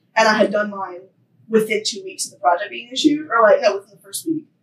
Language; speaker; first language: English; native; English